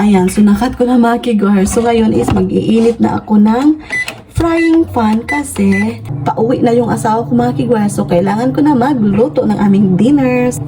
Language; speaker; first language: Filipino; non-native, local second language; Cebuano